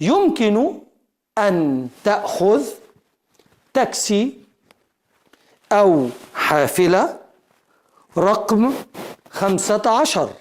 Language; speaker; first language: Arabic; non-native, fluent; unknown